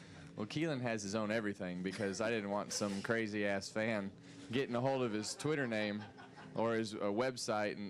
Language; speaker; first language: English; native; English